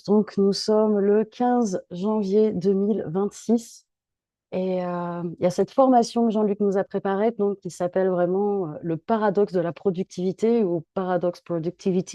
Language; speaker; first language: French; native; French